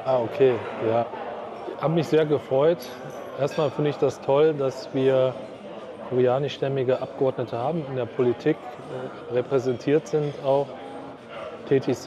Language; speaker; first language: German; early bilingual, other home language; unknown